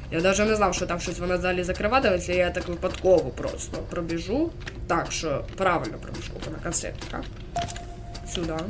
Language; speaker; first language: Ukrainian; non-native, local second language; Russian